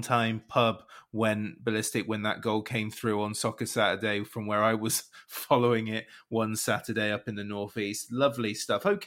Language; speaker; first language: English; native; English